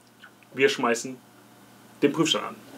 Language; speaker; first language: German; native; German